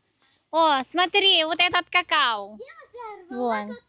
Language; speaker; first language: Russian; non-native, learner; Filipino